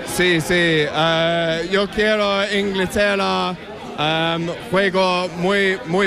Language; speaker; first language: Spanish; non-native, learner; English